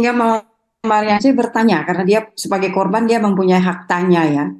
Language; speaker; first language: Indonesian; native; Indonesian